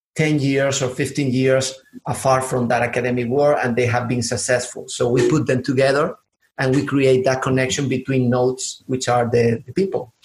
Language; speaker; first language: English; non-native, fluent; Spanish